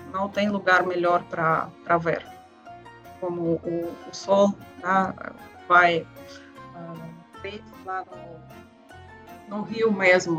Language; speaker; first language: Portuguese; non-native, learner; Russian